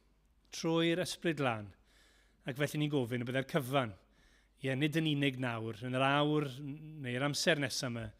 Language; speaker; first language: Welsh; native; Welsh